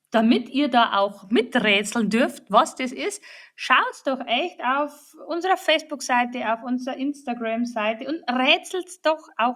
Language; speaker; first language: German; native; German